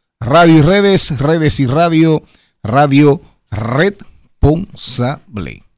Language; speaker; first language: Spanish; native; Spanish